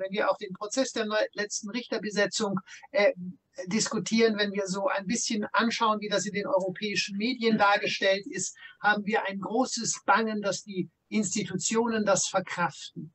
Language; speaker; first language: German; native; German